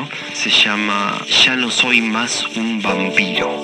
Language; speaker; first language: Spanish; native; Spanish